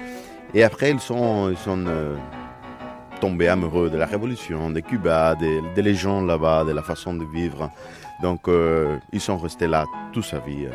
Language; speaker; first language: French; non-native, fluent; Spanish